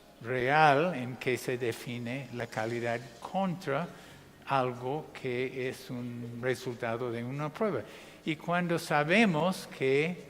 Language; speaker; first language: Spanish; non-native, fluent; English